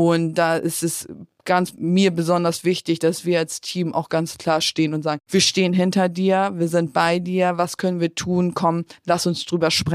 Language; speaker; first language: German; native; German